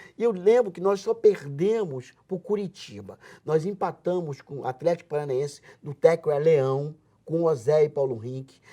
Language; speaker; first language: Portuguese; native; Portuguese